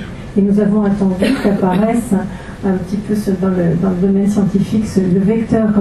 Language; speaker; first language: French; native; French